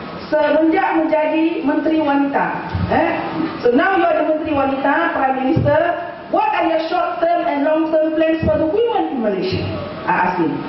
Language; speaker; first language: English; non-native, local second language; Malay